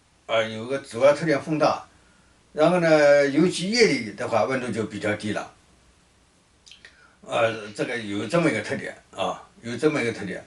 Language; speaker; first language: Chinese; native; Chinese